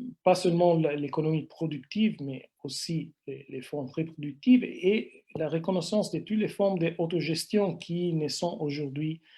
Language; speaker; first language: French; non-native, fluent; Italian